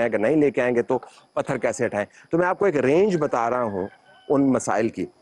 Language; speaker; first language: Urdu; native; Urdu